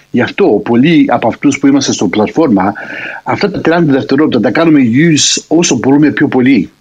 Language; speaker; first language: Greek; early bilingual, heritage; Greek